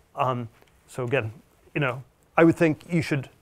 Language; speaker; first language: English; native; English